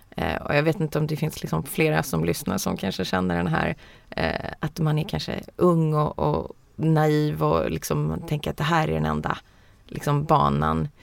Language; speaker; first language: Swedish; early bilingual, heritage; Swedish